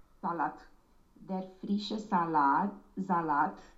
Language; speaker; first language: German; non-native, learner; Romanian